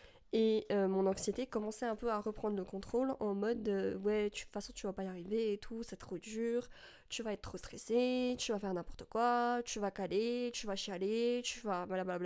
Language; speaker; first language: French; native; French